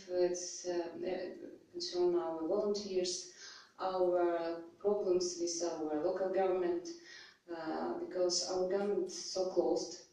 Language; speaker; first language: English; non-native, learner; Russian